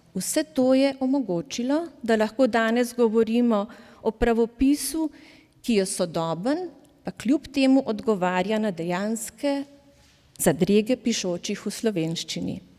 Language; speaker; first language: Slovenian; native; Slovenian